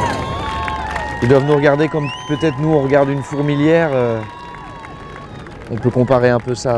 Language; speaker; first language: French; native; French